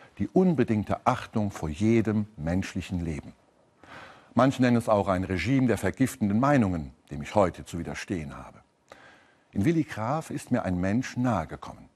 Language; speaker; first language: German; native; German